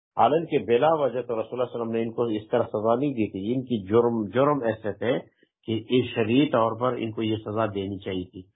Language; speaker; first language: Urdu; non-native, local second language; Pashto